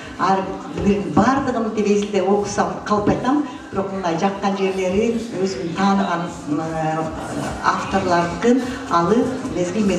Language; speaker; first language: Kyrgyz; non-native, local second language; Russian